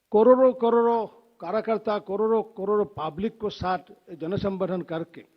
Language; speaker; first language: Hindi; non-native, local second language; Assamese